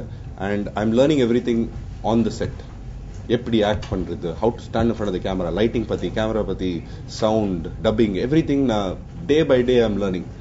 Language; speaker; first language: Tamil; non-native, learner; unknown